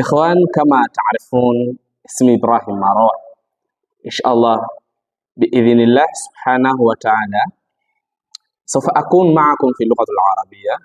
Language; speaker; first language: Arabic; non-native, fluent; Swahili